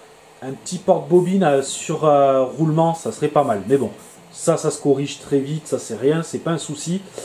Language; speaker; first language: French; native; French